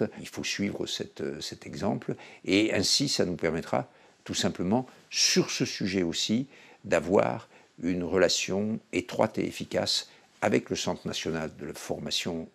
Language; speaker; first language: French; native; French